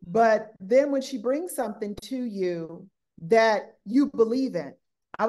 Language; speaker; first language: English; native; English